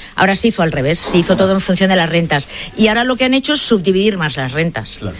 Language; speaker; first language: Spanish; native; Spanish